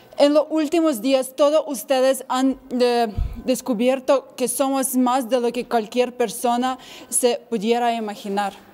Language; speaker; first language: Spanish; non-native, fluent; Ukrainian